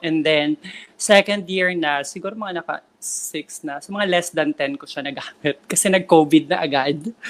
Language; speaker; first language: Filipino; native; Filipino